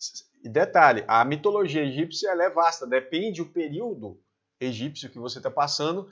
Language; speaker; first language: Portuguese; native; Portuguese